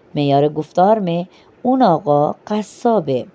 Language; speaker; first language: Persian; non-native, fluent; Urdu